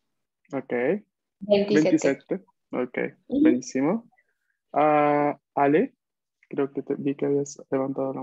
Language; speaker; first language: Italian; non-native, fluent; Spanish